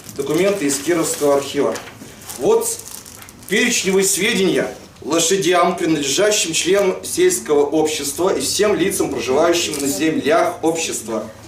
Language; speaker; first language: Russian; native; Russian